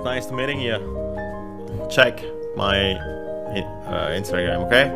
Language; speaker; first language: English; non-native, fluent; Indonesian